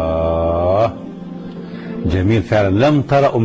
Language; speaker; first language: Arabic; native; Arabic